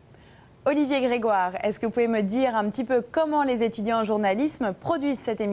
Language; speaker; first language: French; native; French